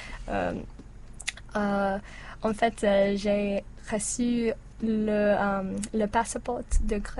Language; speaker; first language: French; non-native, learner; English